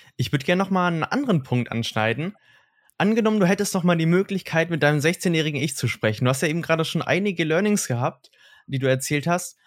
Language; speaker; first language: German; native; German